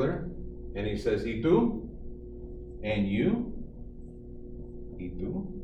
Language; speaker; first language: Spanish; non-native, fluent; English